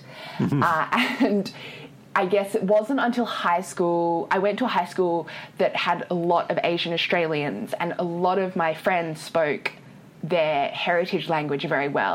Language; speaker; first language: English; native; English